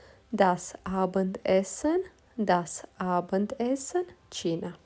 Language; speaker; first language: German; non-native, fluent; Romanian